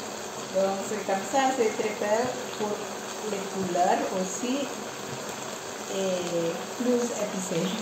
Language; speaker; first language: French; non-native, learner; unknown